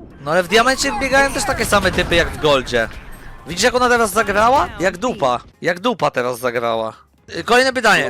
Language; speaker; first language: Polish; native; Polish